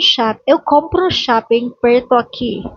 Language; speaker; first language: Portuguese; non-native, learner; Filipino